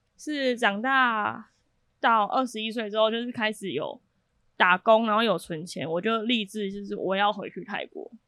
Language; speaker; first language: Chinese; native; Chinese